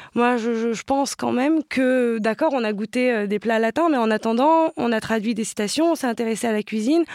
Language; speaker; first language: French; native; French